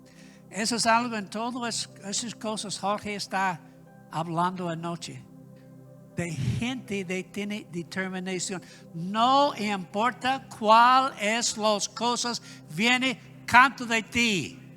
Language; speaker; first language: Spanish; non-native, learner; English